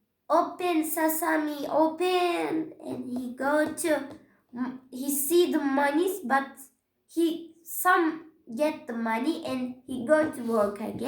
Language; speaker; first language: English; non-native, learner; Turkish